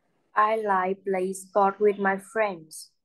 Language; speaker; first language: English; non-native, learner; Vietnamese